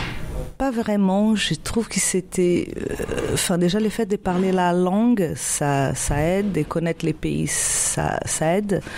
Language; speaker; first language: French; non-native, fluent; Portuguese